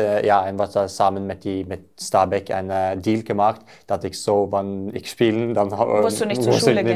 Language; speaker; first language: German; non-native, learner; Norwegian